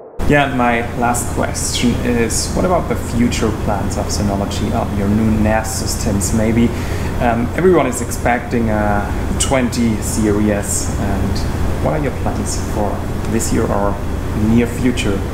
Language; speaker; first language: English; non-native, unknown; German